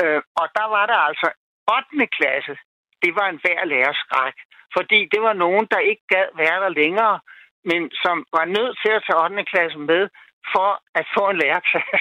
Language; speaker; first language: Danish; native; Danish